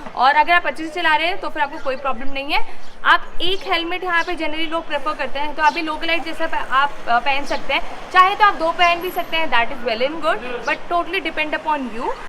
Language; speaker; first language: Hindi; native; Hindi